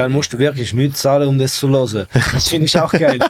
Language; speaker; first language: German; non-native, fluent; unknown